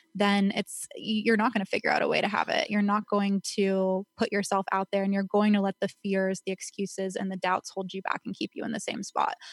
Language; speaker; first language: English; native; English